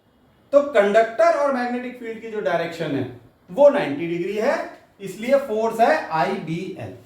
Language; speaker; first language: Hindi; native; Hindi